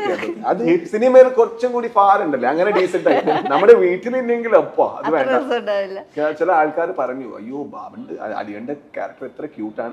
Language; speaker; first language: Malayalam; non-native, learner; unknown